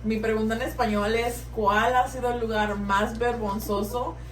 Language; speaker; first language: Spanish; early bilingual, heritage; Spanish